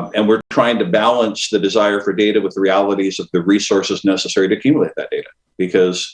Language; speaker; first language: English; native; English